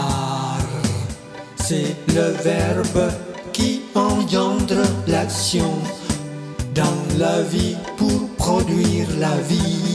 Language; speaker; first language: French; non-native, fluent; Indonesian